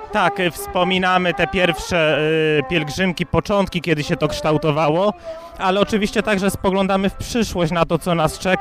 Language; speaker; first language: Polish; native; Polish